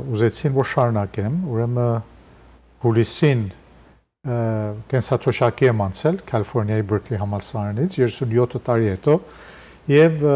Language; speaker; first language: Armenian; native; Armenian